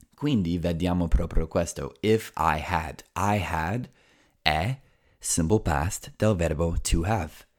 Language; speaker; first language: Italian; non-native, fluent; English